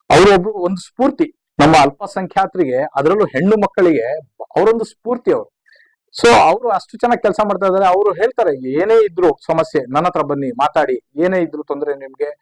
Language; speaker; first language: Kannada; non-native, local second language; Urdu